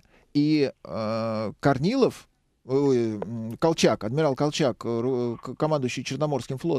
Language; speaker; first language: Russian; native; Russian